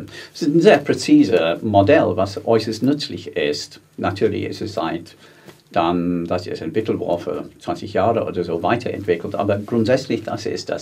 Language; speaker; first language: German; non-native, fluent; English